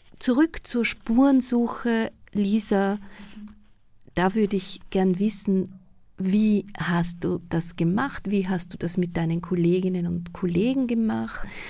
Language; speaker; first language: German; native; German